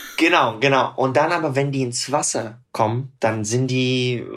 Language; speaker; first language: German; non-native, fluent; Russian